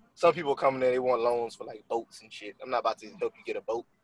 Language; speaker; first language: English; native; English